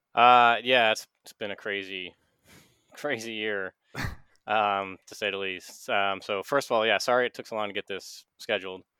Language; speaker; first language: English; native; English